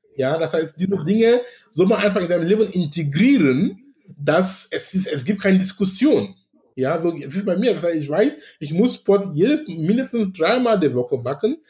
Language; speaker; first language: German; non-native, fluent; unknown